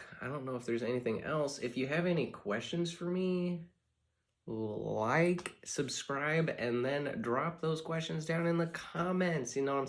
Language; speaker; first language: English; native; English